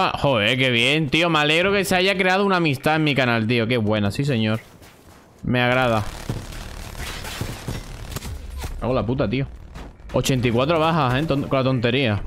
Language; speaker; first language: Spanish; native; Spanish